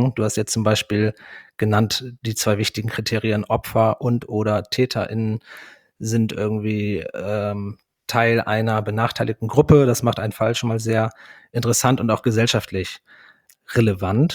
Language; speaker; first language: German; native; German